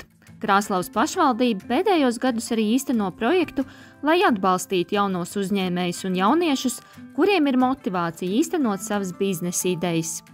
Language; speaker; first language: Latvian; native; Latvian